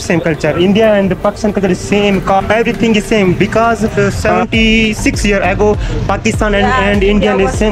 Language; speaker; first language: English; non-native, learner; Urdu